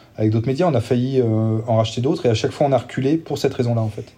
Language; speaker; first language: French; native; French